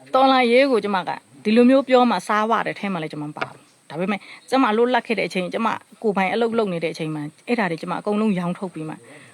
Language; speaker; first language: Burmese; non-native, local second language; Mon